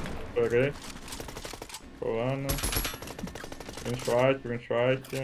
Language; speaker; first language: Portuguese; native; Portuguese